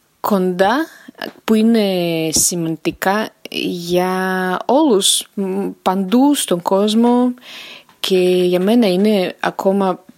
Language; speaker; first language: Greek; non-native, learner; Russian